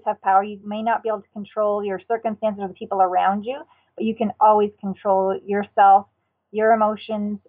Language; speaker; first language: English; native; English